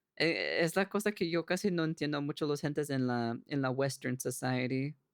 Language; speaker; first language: Spanish; non-native, learner; English